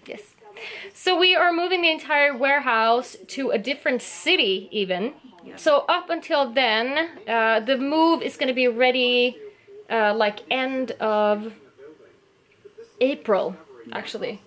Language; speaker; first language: English; non-native, fluent; Swedish